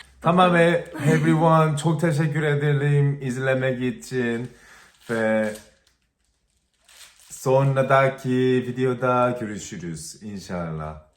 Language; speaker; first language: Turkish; non-native, learner; Korean